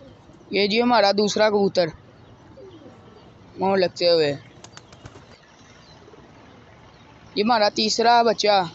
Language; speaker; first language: Hindi; non-native, local second language; Punjabi